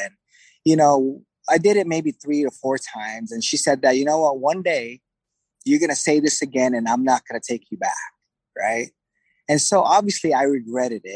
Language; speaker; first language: English; non-native, local second language; Filipino